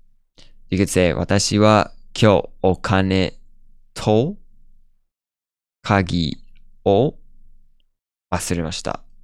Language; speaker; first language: Japanese; non-native, fluent; English